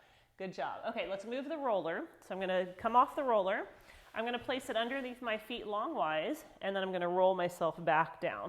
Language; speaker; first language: English; native; English